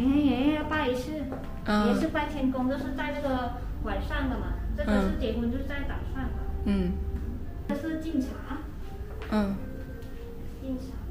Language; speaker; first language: Chinese; non-native, learner; Thai